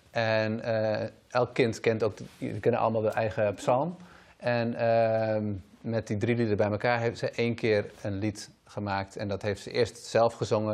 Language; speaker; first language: Dutch; native; Dutch